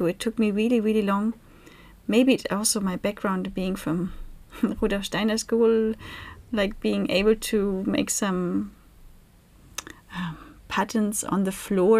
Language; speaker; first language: English; non-native, fluent; German